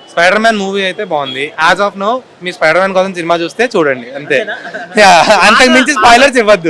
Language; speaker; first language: Telugu; native; Telugu